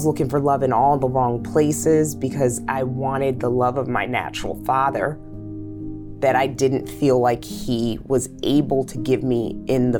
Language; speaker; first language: English; native; English